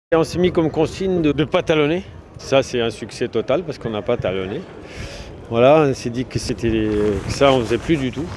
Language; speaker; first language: French; native; French